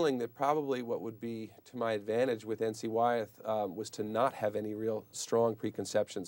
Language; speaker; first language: English; native; English